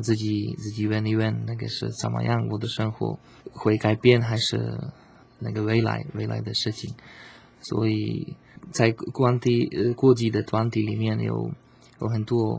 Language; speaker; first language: Chinese; non-native, learner; Slovak